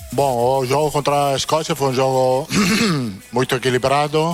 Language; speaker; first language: Portuguese; non-native, learner; Italian